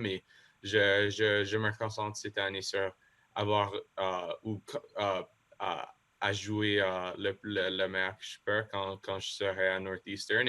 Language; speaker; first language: French; non-native, local second language; English